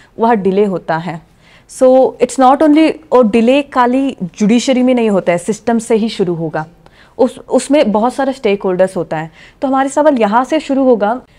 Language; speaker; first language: Hindi; non-native, local second language; Kannada